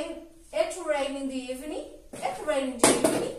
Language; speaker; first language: English; non-native, learner; Portuguese